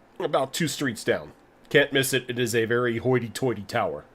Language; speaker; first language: English; native; English